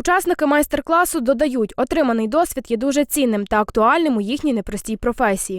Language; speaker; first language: Ukrainian; native; Ukrainian